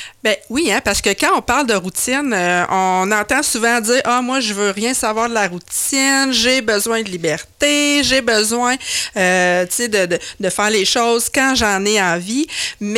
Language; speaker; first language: French; native; French